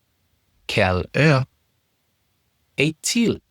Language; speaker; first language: French; non-native, learner; English